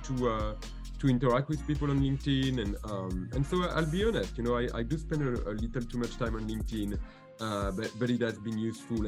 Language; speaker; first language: English; non-native, fluent; French